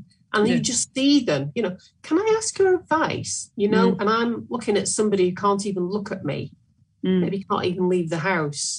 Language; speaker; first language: English; native; English